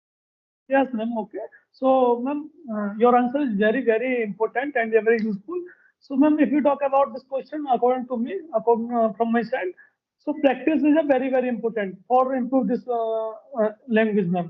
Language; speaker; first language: English; non-native, learner; Hindi